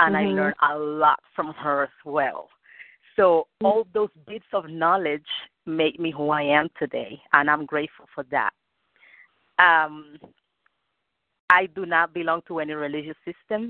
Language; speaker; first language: English; non-native, fluent; Spanish